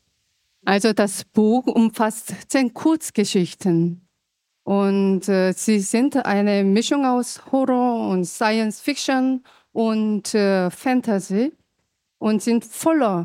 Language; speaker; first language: German; non-native, fluent; Korean